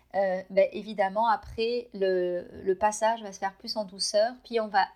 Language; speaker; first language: French; native; French